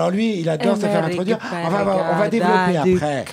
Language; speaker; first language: French; native; French